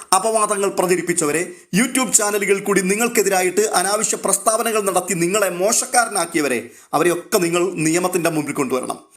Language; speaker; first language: Malayalam; native; Malayalam